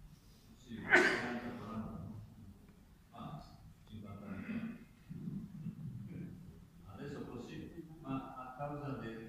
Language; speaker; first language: Italian; non-native, learner; Japanese